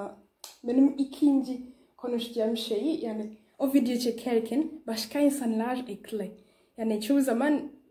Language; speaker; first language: Turkish; non-native, learner; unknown